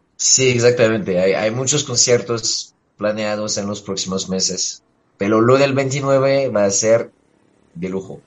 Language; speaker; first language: Spanish; non-native, fluent; French